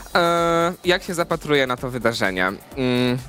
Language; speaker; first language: Polish; native; Polish